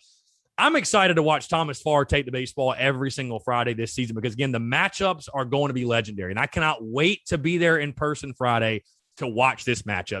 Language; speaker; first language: English; native; English